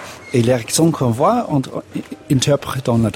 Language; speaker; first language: French; non-native, fluent; English